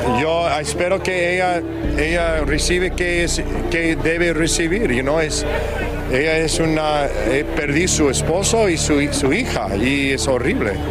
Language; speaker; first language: Spanish; non-native, learner; English